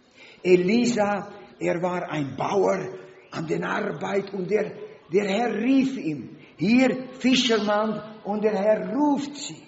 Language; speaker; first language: German; non-native, learner; Dutch